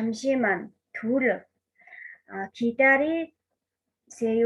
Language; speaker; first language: Korean; non-native, fluent; Mongolian